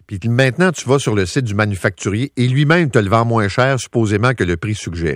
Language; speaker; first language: French; native; French